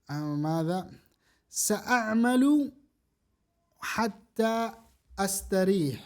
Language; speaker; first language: Arabic; non-native, fluent; Indonesian